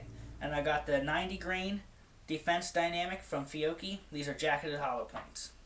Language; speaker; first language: English; native; English